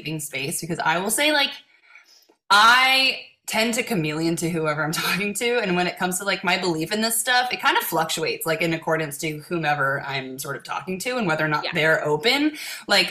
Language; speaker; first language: English; native; English